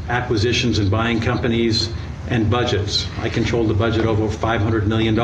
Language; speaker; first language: English; native; English